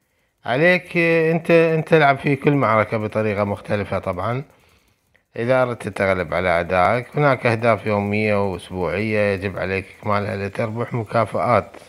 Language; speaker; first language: Arabic; native; Arabic